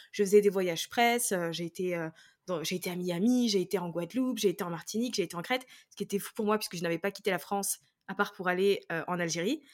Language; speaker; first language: French; native; French